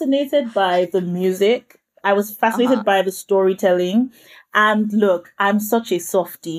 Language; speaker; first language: English; non-native, local second language; Yoruba